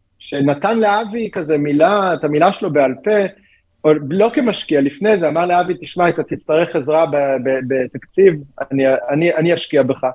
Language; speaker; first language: Hebrew; native; Hebrew